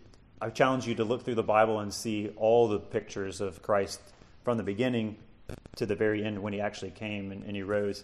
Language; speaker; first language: English; native; English